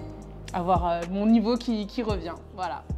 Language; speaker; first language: French; native; French